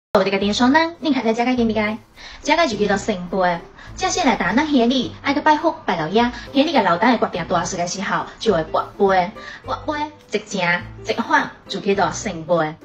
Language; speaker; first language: Chinese; non-native, fluent; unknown